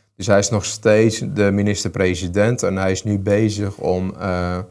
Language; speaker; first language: Dutch; early bilingual, other home language; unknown